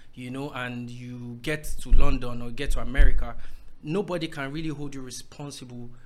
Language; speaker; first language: English; non-native, local second language; Yoruba